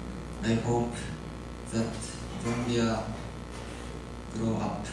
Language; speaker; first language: English; non-native, learner; Japanese